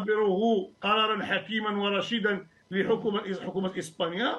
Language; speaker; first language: Arabic; native; Arabic